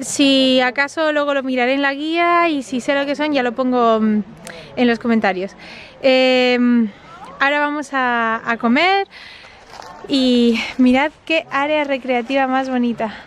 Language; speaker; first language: Spanish; native; Spanish